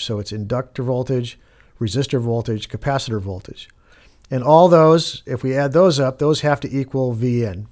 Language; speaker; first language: English; native; English